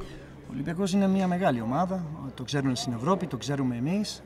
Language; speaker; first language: Greek; non-native, fluent; Spanish